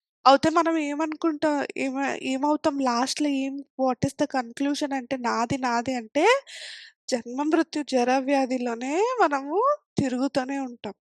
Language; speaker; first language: Telugu; non-native, fluent; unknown